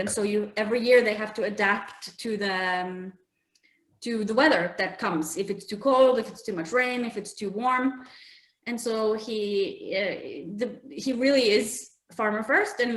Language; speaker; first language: English; non-native, fluent; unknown